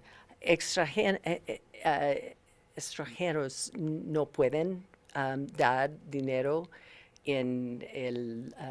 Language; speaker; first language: Spanish; non-native, learner; English